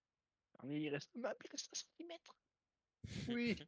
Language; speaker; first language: French; native; French